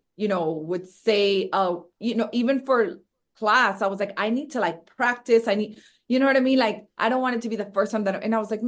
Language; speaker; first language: English; early bilingual, other home language; Spanish